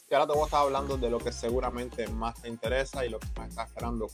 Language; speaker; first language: Spanish; native; Spanish